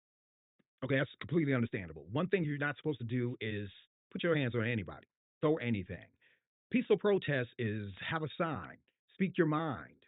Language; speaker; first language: English; native; English